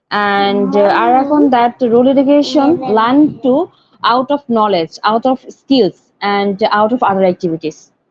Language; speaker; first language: English; non-native, learner; Bangla